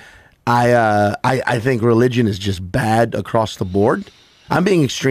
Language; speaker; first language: English; native; English